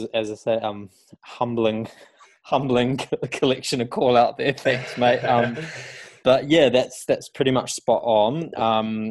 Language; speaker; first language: English; native; English